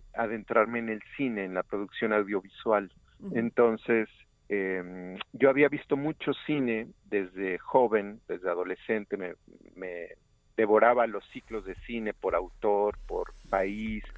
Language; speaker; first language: Spanish; native; Spanish